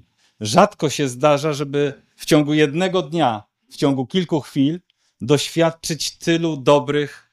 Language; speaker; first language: Polish; native; Polish